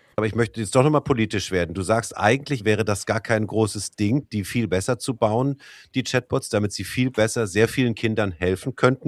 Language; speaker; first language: German; native; German